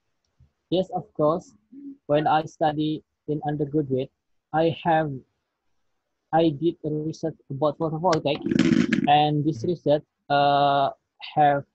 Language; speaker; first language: English; non-native, learner; Indonesian